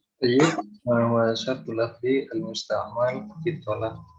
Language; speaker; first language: Arabic; non-native, learner; Indonesian